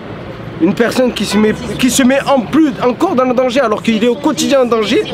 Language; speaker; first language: French; native; French